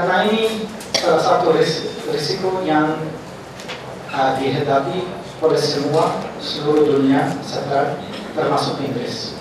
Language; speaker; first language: Indonesian; non-native, fluent; English